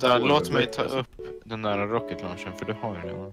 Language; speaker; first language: Swedish; native; Swedish